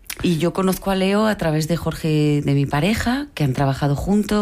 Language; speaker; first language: Spanish; native; Spanish